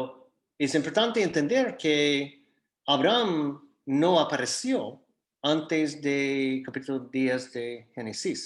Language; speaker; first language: Spanish; non-native, fluent; English